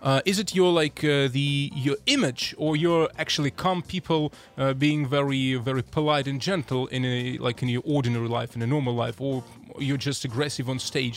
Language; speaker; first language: English; non-native, fluent; Russian